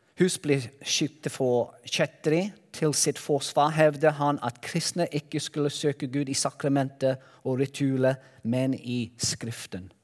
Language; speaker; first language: Norwegian; non-native, learner; Welsh